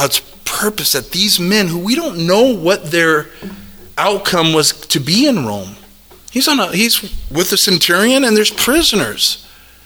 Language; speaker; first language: English; native; English